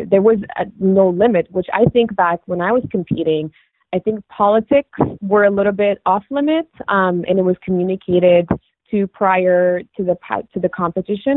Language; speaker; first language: English; non-native, fluent; Arabic